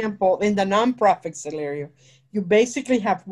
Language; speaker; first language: English; native; English